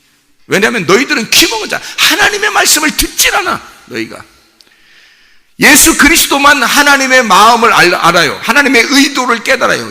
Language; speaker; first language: Korean; native; Korean